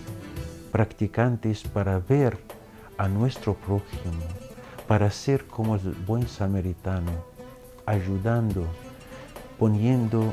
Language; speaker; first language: Spanish; non-native, fluent; Arabic